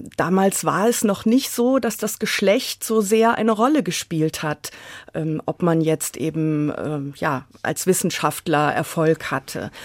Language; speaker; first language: German; native; German